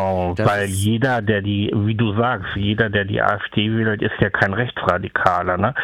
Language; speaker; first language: German; native; German